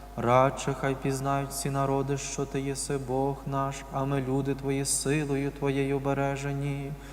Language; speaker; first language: Ukrainian; native; Ukrainian